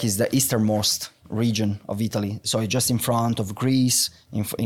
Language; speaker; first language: English; non-native, fluent; Italian